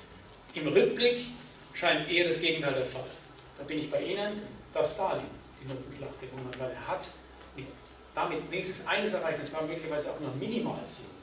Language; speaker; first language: German; native; German